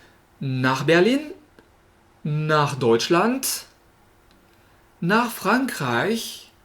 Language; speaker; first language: German; non-native, fluent; French